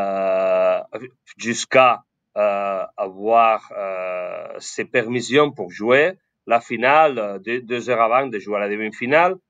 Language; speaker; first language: French; non-native, fluent; Spanish